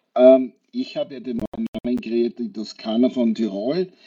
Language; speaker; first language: German; native; German